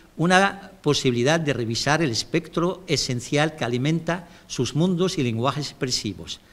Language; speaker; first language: Spanish; non-native, fluent; Arabic